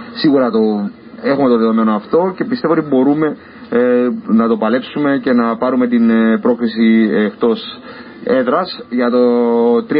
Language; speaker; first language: Greek; native; Greek